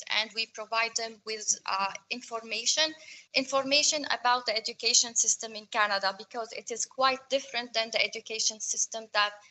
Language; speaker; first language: English; non-native, fluent; Arabic